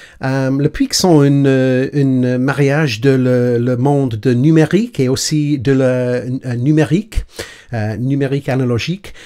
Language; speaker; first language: French; non-native, learner; English